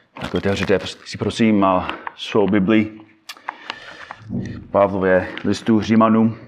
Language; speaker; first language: Czech; non-native, fluent; English